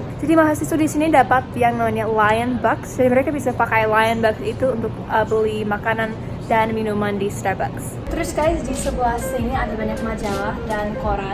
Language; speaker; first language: Indonesian; non-native, fluent; English